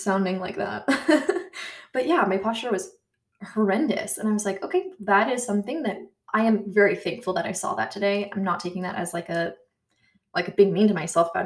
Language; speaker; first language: English; native; English